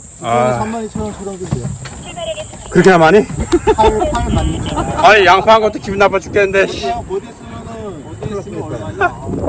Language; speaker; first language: Korean; native; Korean